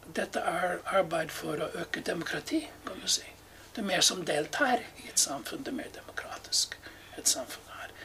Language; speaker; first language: Norwegian; non-native, fluent; English